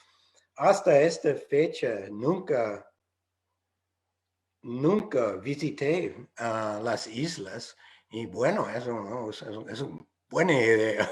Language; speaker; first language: Spanish; non-native, fluent; English